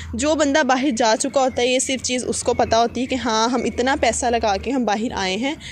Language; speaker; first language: Urdu; non-native, local second language; Punjabi